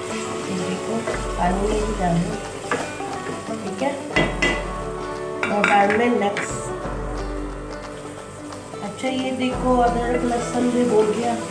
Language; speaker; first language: Hindi; non-native, learner; Filipino